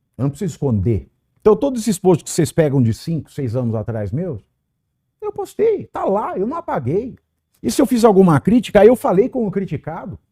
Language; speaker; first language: Portuguese; native; Portuguese